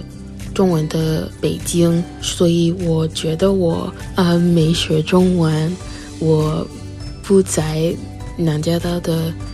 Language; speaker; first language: Chinese; non-native, learner; English